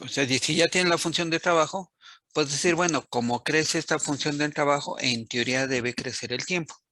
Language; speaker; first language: Spanish; native; Spanish